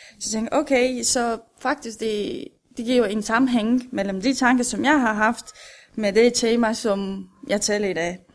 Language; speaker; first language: Danish; non-native, fluent; Romanian